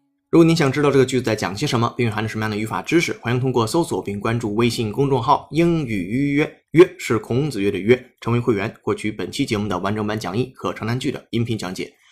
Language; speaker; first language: Chinese; native; Chinese